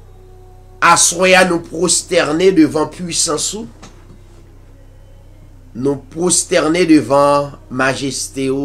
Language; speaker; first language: French; non-native, local second language; Haitian Creole